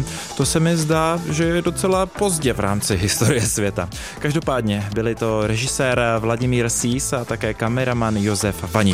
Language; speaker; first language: Czech; native; Czech